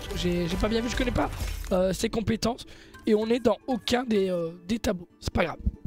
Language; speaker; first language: French; native; French